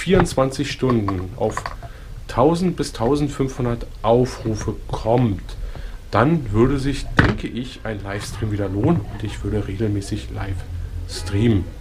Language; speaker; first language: German; native; German